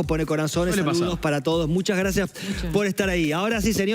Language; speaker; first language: Spanish; native; Spanish